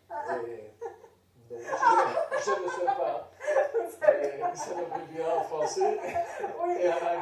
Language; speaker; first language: French; non-native, fluent; Spanish